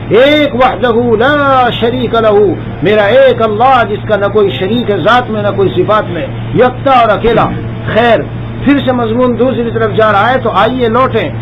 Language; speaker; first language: Urdu; native; Urdu